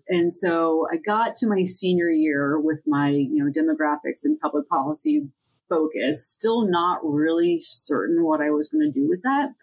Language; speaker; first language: English; native; English